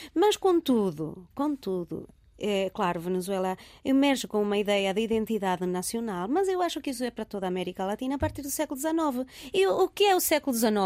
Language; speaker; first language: Portuguese; early bilingual, heritage; Portuguese